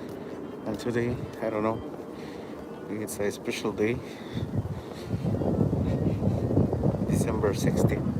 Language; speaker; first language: English; non-native, learner; Spanish